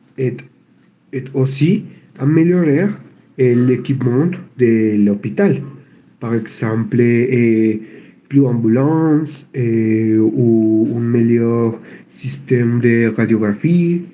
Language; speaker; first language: French; non-native, learner; Spanish